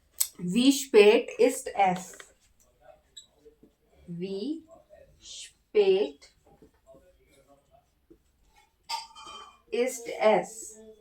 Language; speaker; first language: German; non-native, learner; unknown